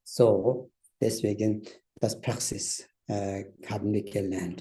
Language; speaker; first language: German; non-native, learner; Tibetan